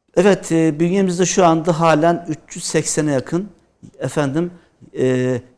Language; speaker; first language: Turkish; native; Turkish